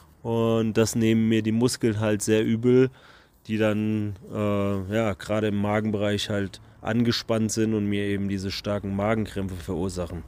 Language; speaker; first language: German; native; German